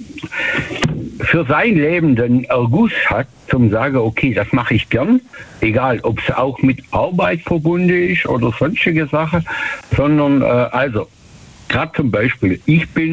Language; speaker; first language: German; native; German